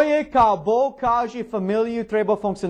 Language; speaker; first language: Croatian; non-native, learner; English